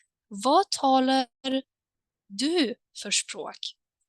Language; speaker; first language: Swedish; non-native, fluent; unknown